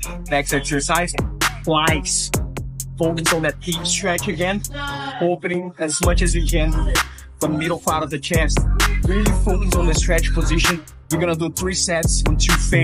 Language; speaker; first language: English; non-native, fluent; Portuguese